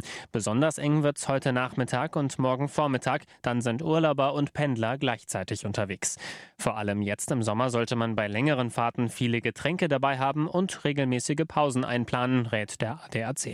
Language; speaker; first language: German; native; German